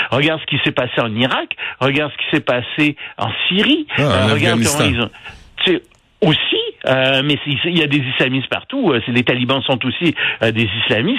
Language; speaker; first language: French; native; French